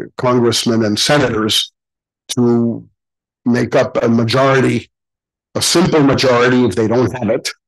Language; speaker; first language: English; non-native, fluent; Spanish